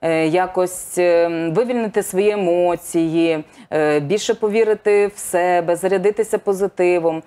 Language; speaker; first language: Ukrainian; native; Ukrainian